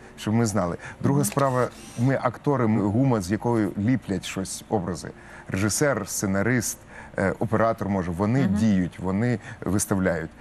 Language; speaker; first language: Ukrainian; native; Ukrainian